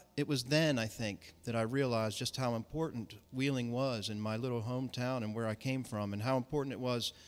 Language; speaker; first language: English; native; English